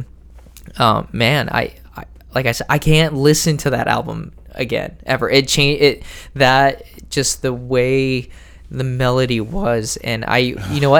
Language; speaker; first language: English; native; English